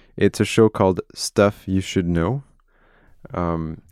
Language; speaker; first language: English; non-native, fluent; French